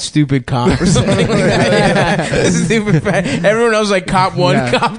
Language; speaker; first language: English; native; English